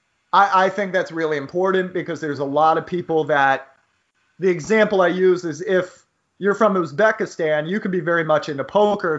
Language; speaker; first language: English; native; English